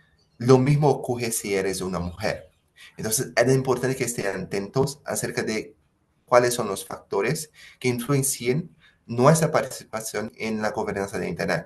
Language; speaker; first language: Spanish; non-native, fluent; Portuguese